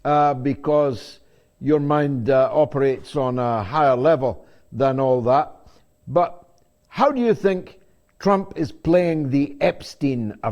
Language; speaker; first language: English; native; English